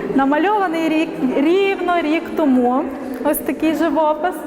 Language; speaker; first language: Ukrainian; native; Ukrainian